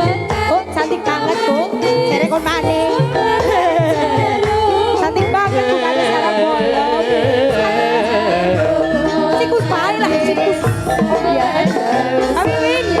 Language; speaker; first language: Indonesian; non-native, local second language; Javanese